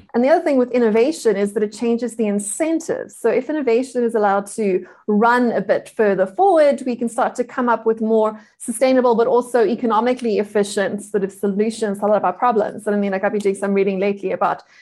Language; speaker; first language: English; native; English